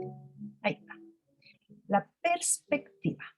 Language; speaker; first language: Spanish; native; Spanish